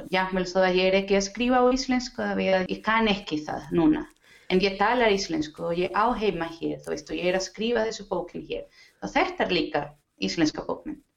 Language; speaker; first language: Icelandic; non-native, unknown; Spanish